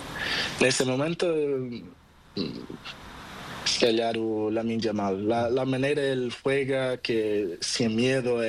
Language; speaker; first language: Spanish; non-native, learner; Portuguese